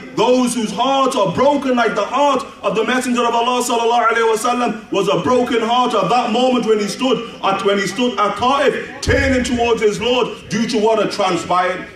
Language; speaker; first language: English; native; English